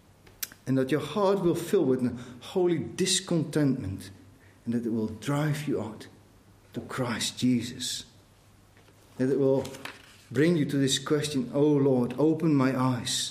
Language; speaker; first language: English; non-native, fluent; Dutch